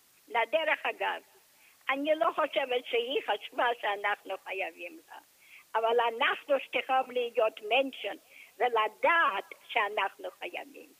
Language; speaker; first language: Hebrew; non-native, fluent; English